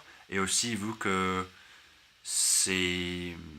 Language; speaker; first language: French; non-native, learner; English